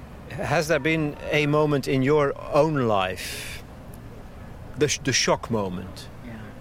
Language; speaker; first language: English; non-native, fluent; Dutch